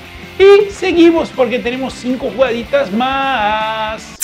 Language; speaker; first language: Spanish; native; Spanish